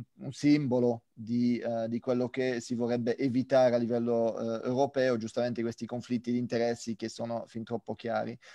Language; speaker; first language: Italian; non-native, fluent; French